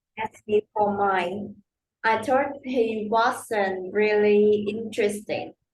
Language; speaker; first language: English; non-native, learner; Vietnamese